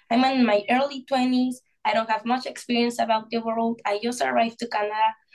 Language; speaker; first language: English; non-native, fluent; Spanish